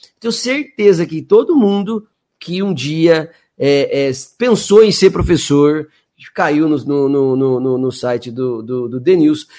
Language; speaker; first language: Portuguese; native; Portuguese